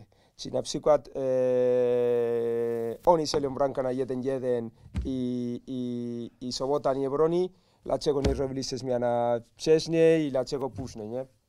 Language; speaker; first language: Polish; non-native, learner; Spanish